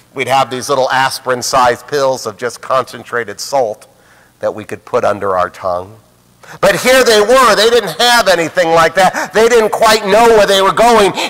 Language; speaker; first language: English; native; English